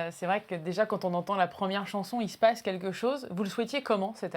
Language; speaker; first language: French; native; French